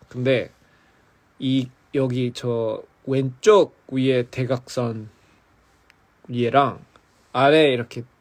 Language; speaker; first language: Korean; early bilingual, heritage; English